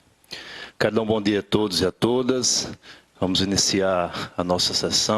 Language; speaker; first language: Portuguese; native; Portuguese